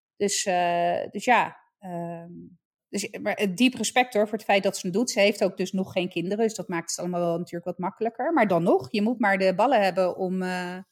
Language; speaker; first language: Dutch; native; Dutch